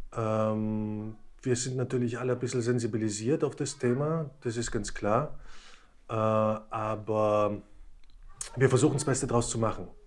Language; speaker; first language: German; early bilingual, other home language; Slovak